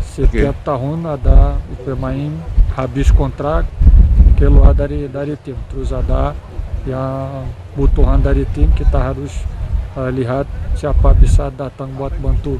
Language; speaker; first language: Indonesian; non-native, learner; Portuguese